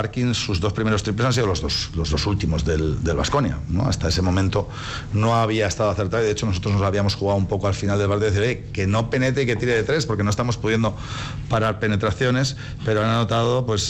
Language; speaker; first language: Spanish; native; Spanish